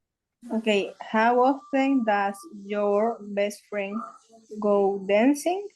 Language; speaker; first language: English; non-native, learner; Spanish